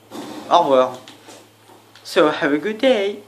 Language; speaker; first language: French; native; French